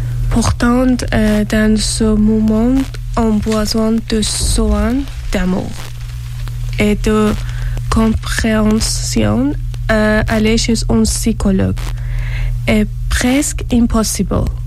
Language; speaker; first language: French; non-native, learner; Persian